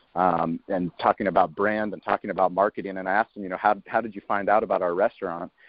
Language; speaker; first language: English; native; English